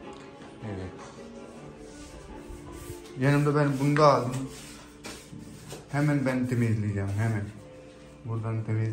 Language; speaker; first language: Turkish; non-native, learner; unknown